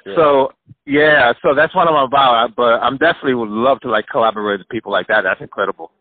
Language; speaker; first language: English; early bilingual, other home language; Spanish